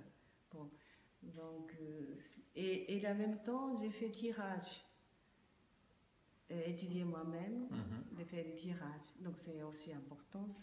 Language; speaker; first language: French; non-native, learner; Japanese